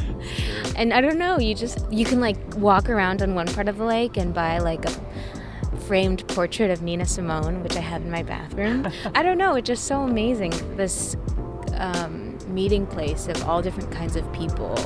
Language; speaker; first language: English; native; English